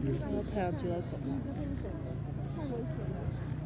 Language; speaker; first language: Chinese; native; Chinese